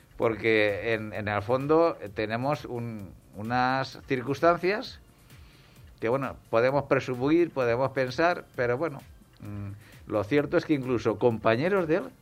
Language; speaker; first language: Spanish; native; Spanish